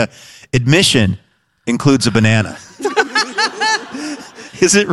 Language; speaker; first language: English; native; English